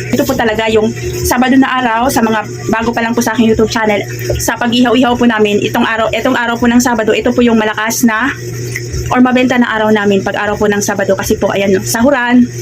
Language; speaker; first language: Filipino; non-native, local second language; Cebuano